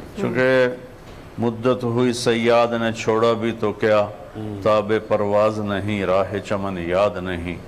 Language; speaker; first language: Urdu; non-native, local second language; Punjabi